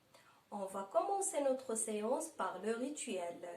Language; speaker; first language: French; non-native, local second language; Arabic